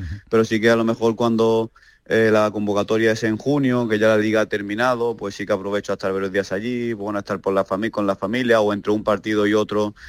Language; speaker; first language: Spanish; native; Spanish